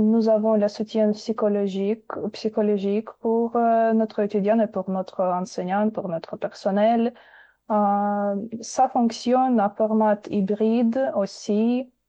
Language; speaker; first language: French; non-native, fluent; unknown